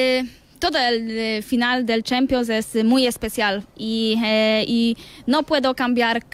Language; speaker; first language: Spanish; non-native, learner; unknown